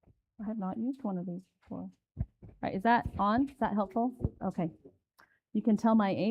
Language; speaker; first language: English; native; English